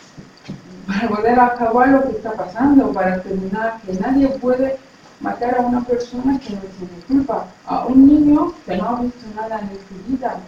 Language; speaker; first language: Spanish; non-native, fluent; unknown